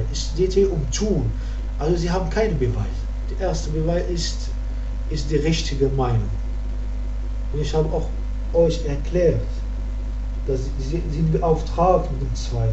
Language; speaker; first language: German; non-native, fluent; Arabic